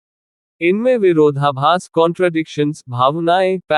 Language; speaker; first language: Hindi; native; Hindi